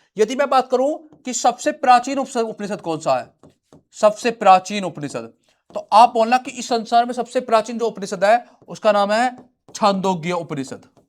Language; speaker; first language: Hindi; native; Hindi